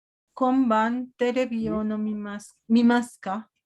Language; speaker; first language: Japanese; non-native, learner; Spanish